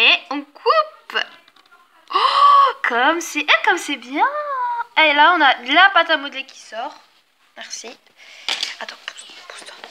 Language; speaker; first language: French; native; French